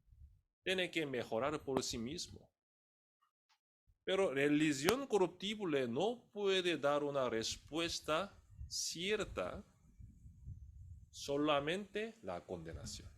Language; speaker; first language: Spanish; non-native, fluent; Korean